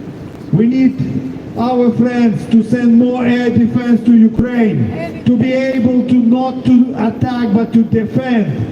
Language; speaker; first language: English; non-native, fluent; Ukrainian